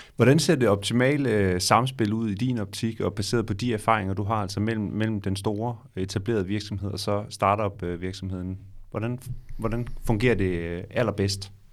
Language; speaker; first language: Danish; native; Danish